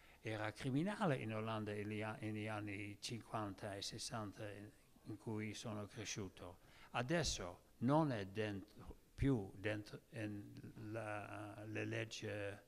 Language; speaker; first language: Italian; non-native, learner; Dutch